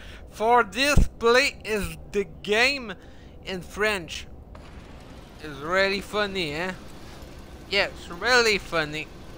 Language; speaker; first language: English; non-native, learner; French